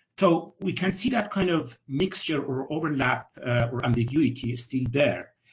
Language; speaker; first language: English; non-native, fluent; Persian